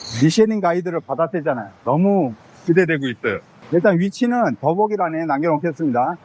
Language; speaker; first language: Korean; native; Korean